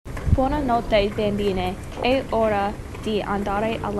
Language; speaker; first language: Italian; non-native, learner; English